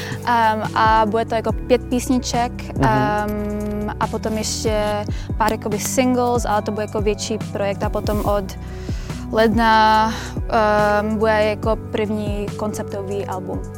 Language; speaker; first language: Czech; early bilingual, heritage; Czech